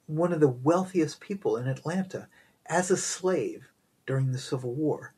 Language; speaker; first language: English; native; English